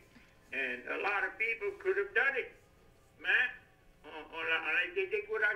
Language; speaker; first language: French; native; French